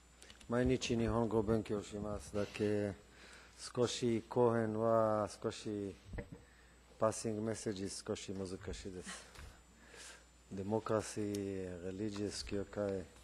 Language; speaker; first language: Japanese; non-native, learner; Hebrew